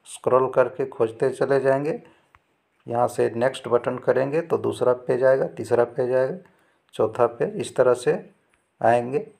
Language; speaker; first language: Hindi; native; Hindi